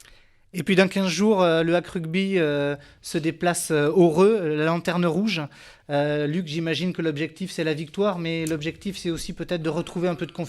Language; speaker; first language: French; native; French